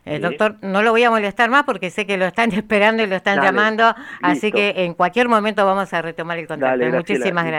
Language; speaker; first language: Spanish; native; Spanish